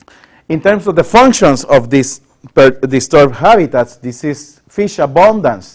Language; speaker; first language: English; non-native, local second language; Spanish